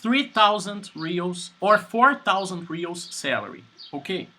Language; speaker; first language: English; non-native, fluent; Portuguese